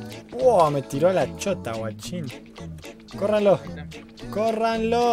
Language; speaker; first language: Spanish; native; Spanish